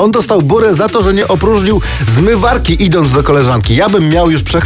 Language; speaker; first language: Polish; native; Polish